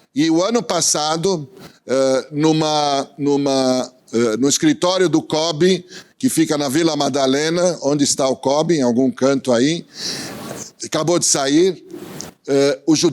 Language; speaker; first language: Portuguese; early bilingual, other home language; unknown